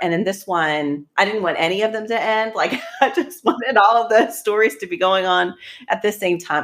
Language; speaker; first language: English; native; English